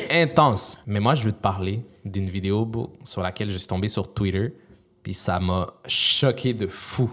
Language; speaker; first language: French; early bilingual, other home language; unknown